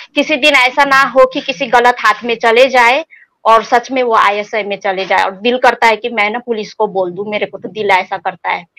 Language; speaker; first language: Hindi; non-native, local second language; Nepali